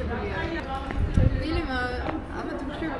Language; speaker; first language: Turkish; non-native, fluent; Georgian